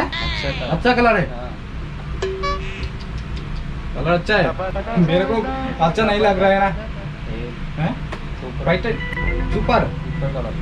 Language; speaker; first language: Hindi; non-native, local second language; Assamese